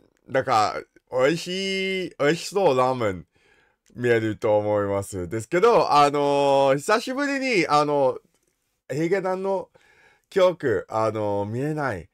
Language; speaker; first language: Japanese; non-native, learner; English